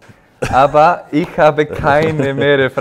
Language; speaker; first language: German; non-native, learner; Icelandic